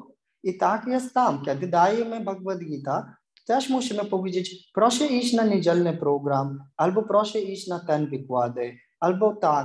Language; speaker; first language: Polish; non-native, learner; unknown